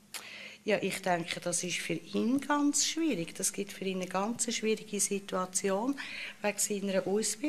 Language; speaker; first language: German; non-native, learner; Spanish